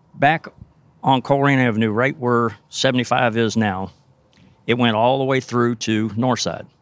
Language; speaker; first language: English; native; English